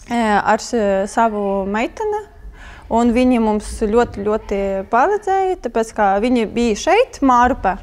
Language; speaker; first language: Latvian; non-native, learner; Ukrainian